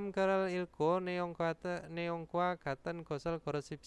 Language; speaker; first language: Korean; non-native, learner; Indonesian